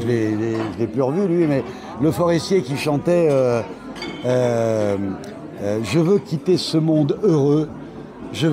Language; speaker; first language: French; native; French